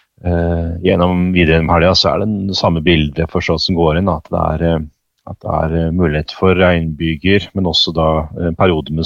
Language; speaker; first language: Norwegian; native; Norwegian